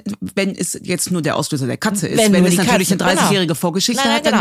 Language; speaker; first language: German; native; German